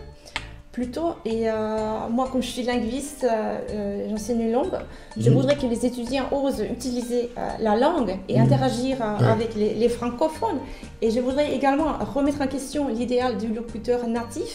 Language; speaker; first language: French; non-native, fluent; Finnish